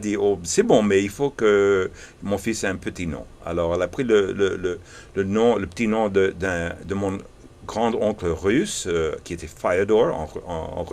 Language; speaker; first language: French; early bilingual, heritage; English